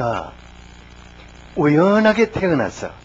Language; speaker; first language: Korean; native; Korean